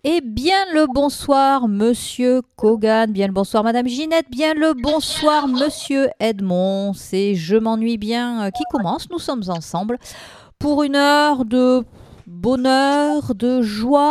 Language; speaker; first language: French; native; French